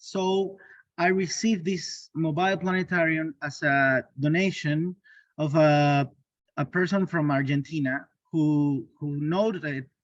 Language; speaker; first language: English; non-native, learner; Spanish